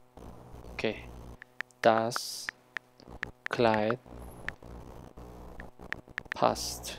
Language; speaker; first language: German; non-native, learner; Spanish